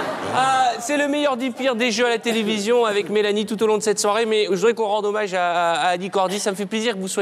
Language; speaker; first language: French; native; French